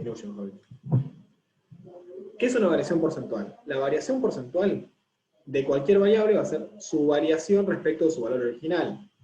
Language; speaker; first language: Spanish; native; Spanish